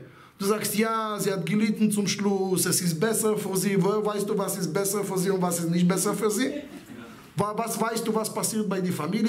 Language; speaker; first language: German; non-native, fluent; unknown